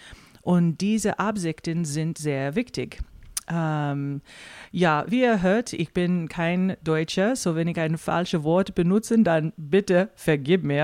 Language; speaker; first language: German; non-native, fluent; English